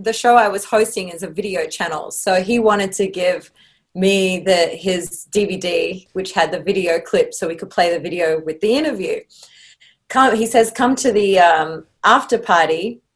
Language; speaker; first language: English; native; English